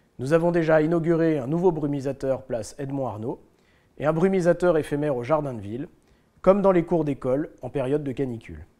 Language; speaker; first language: French; native; French